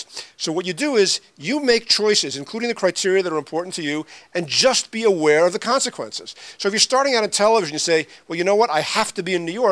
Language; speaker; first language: English; native; English